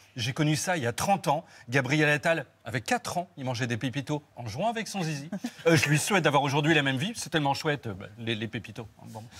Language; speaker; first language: French; native; French